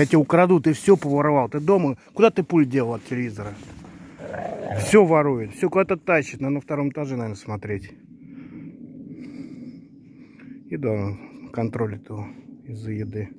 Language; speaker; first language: Russian; native; Russian